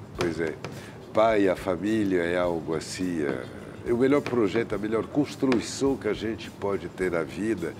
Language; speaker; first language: Portuguese; non-native, fluent; French